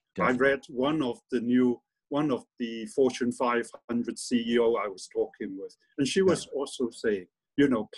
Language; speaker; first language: English; non-native, local second language; Cantonese